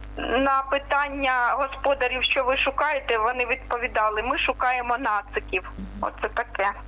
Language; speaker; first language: Ukrainian; non-native, local second language; Russian